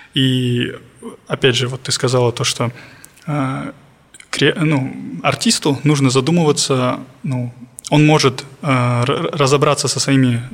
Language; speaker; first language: Russian; non-native, local second language; Kazakh